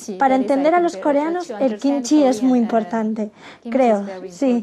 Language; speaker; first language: Spanish; non-native, fluent; Korean